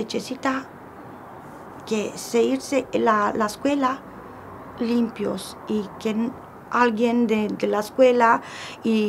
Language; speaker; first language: Spanish; non-native, learner; Romanian